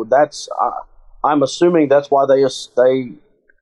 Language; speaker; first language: English; native; English